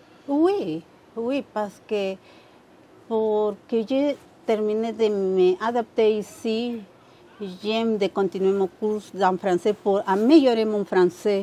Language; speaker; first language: French; non-native, learner; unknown